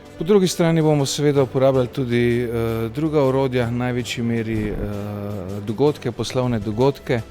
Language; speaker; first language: Slovenian; native; Slovenian